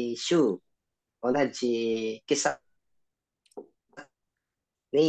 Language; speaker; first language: Japanese; non-native, learner; Indonesian